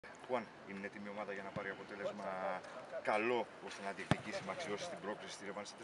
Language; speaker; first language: Greek; native; Greek